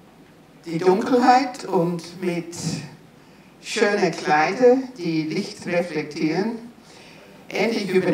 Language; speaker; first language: German; non-native, fluent; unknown